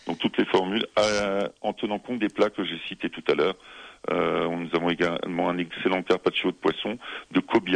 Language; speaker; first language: French; native; French